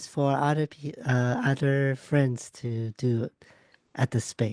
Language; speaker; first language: English; non-native, fluent; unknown